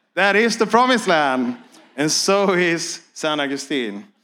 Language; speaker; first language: English; non-native, fluent; Swedish